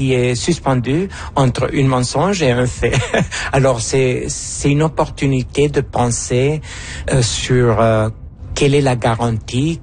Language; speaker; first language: French; non-native, fluent; Spanish